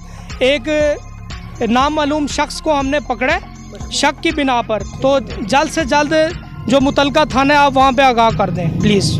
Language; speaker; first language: Urdu; non-native, local second language; Punjabi